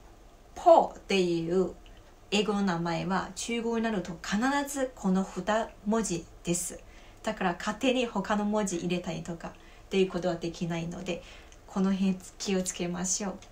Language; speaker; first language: Japanese; non-native, fluent; Chinese